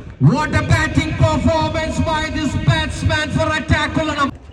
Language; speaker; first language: English; non-native, local second language; Malayalam